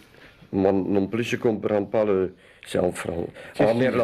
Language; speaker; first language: French; non-native, local second language; Dutch